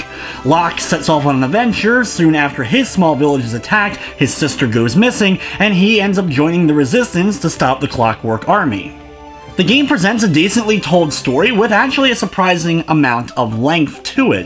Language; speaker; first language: English; native; English